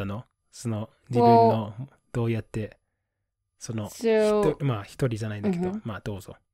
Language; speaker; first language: Japanese; non-native, fluent; English